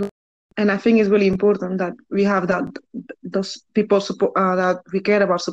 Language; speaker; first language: English; non-native, fluent; Spanish